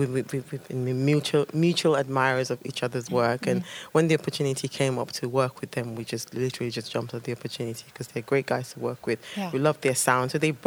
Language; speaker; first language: English; non-native, local second language; Ibibio